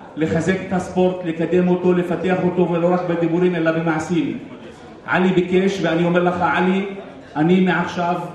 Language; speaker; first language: Hebrew; non-native, local second language; Arabic